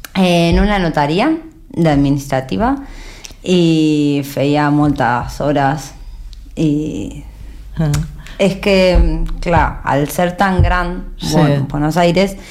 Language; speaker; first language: Catalan; non-native, learner; Spanish